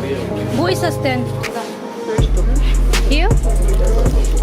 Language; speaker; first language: German; non-native, learner; Cebuano